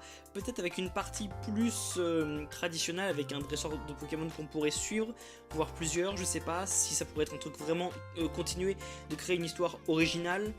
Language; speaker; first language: French; native; French